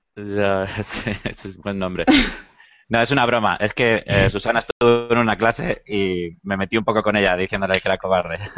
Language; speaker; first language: Spanish; native; Spanish